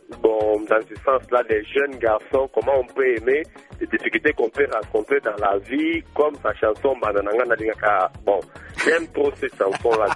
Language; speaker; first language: French; non-native, local second language; Luba-Lulua